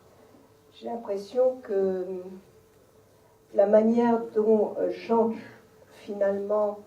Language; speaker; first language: French; native; French